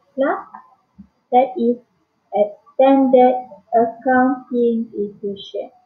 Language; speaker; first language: English; non-native, local second language; Malay